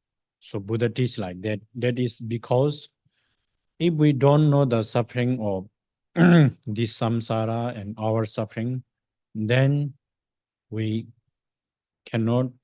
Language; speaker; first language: English; non-native, fluent; Tibetan